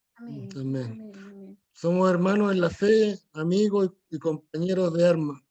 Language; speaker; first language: Spanish; native; Spanish